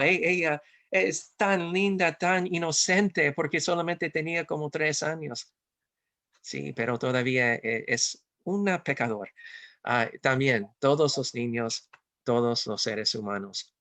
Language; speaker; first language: Spanish; non-native, fluent; English